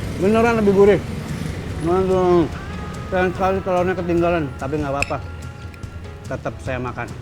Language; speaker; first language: Indonesian; native; Indonesian